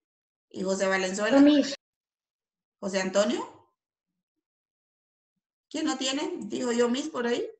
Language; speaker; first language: Spanish; native; Spanish